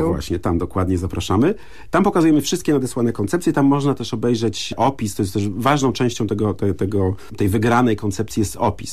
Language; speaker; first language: Polish; native; Polish